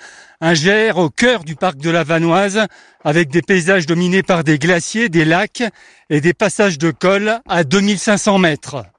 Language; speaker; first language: French; native; French